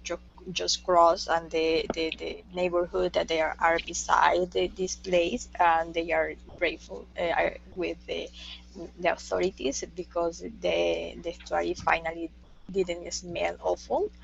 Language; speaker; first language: English; non-native, fluent; Spanish